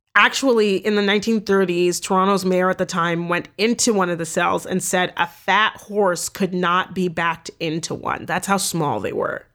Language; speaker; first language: English; native; English